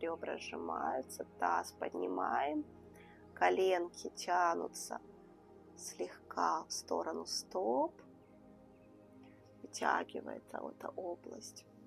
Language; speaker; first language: Russian; native; Russian